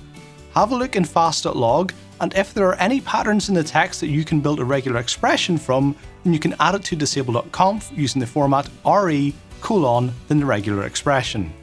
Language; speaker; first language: English; native; English